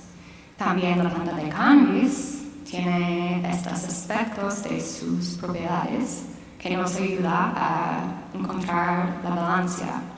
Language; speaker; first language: Spanish; non-native, fluent; English